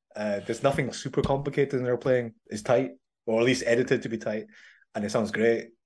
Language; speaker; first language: English; native; English